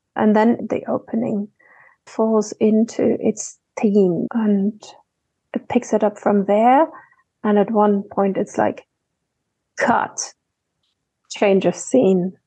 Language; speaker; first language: English; non-native, fluent; German